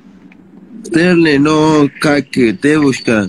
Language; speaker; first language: Russian; non-native, learner; Persian